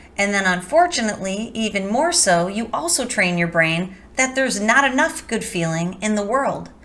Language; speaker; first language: English; native; English